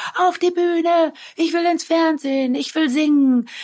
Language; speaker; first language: German; non-native, local second language; Low German